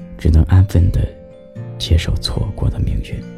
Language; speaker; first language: Chinese; native; Chinese